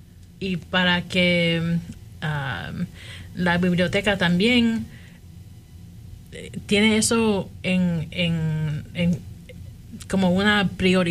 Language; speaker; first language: Spanish; early bilingual, heritage; Spanish